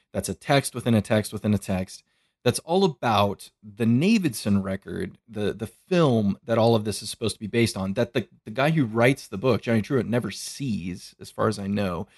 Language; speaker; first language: English; native; English